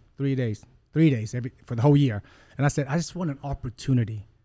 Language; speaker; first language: English; early bilingual, other home language; Vietnamese